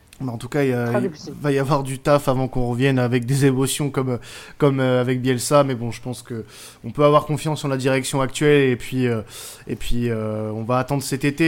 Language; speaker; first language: French; native; French